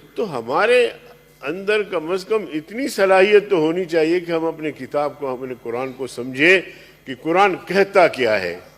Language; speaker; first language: Urdu; non-native, local second language; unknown